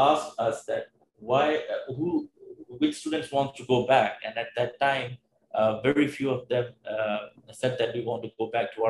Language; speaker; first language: English; non-native, local second language; Urdu